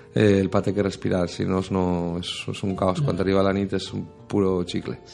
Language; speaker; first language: Spanish; non-native, local second language; Catalan